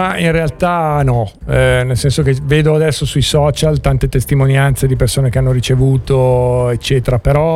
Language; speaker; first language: Italian; native; Italian